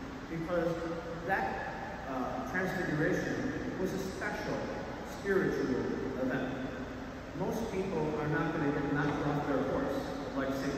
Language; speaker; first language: English; native; English